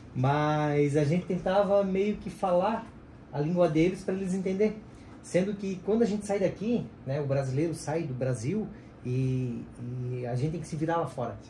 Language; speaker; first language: Portuguese; native; Portuguese